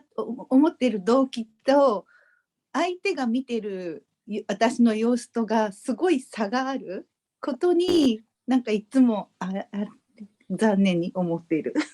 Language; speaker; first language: Japanese; native; Japanese